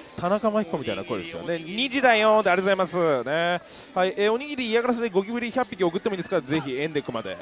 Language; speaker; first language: Japanese; native; Japanese